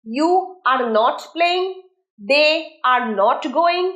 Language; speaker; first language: English; non-native, local second language; Bangla